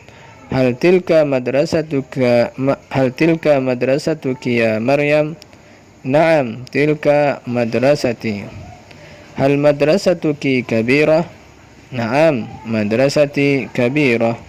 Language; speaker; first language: Arabic; non-native, learner; Indonesian